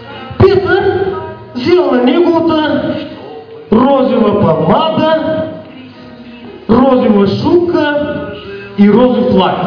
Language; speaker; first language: Bulgarian; early bilingual, heritage; Bulgarian